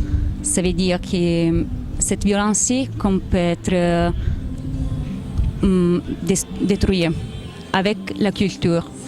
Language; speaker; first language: French; non-native, fluent; Italian